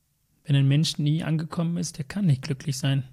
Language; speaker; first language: German; early bilingual, other home language; Tamil